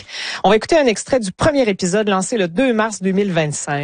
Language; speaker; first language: French; native; French